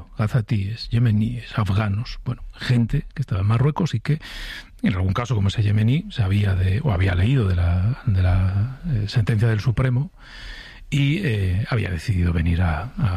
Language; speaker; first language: Spanish; native; Spanish